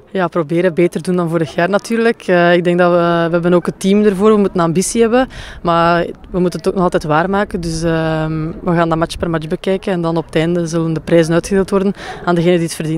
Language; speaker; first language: Dutch; native; Dutch